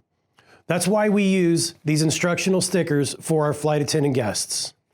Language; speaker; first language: English; native; English